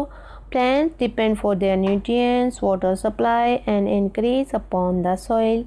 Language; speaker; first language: English; non-native, local second language; Hindi